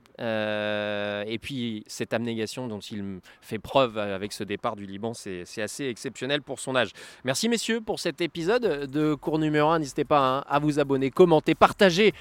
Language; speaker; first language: French; native; French